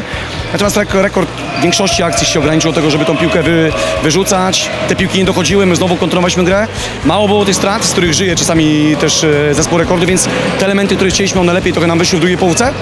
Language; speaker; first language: Polish; native; Polish